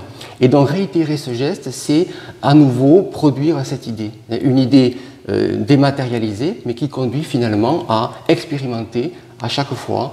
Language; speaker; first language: French; native; French